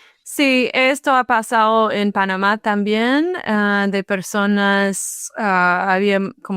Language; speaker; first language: Spanish; non-native, fluent; English